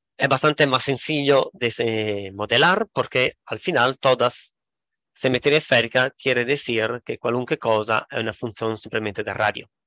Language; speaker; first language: Spanish; non-native, fluent; Italian